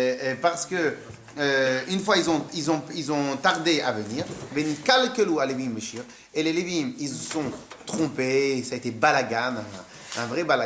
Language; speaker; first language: French; native; French